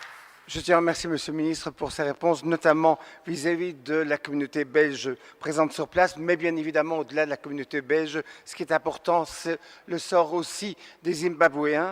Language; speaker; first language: French; native; French